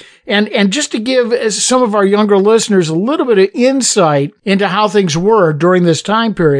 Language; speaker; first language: English; native; English